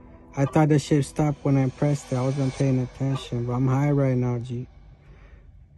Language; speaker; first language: English; native; English